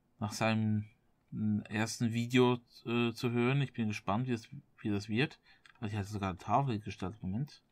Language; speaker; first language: German; native; German